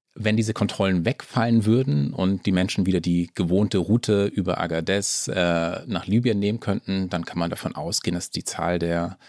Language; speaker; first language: German; native; German